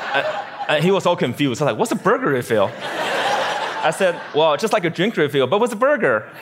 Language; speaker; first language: English; non-native, fluent; Chinese